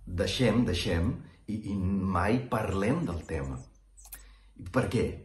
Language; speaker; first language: Catalan; non-native, fluent; Portuguese